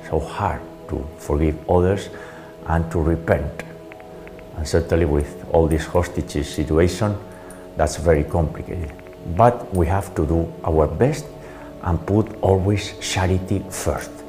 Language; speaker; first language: English; non-native, fluent; Spanish